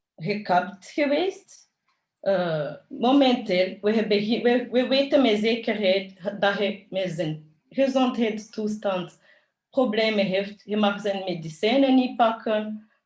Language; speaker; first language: Dutch; early bilingual, other home language; Kinyarwanda